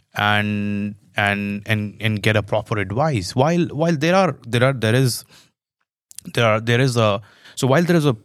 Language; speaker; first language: English; non-native, local second language; Hindi